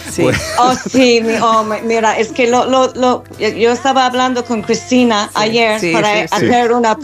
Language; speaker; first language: Spanish; non-native, fluent; English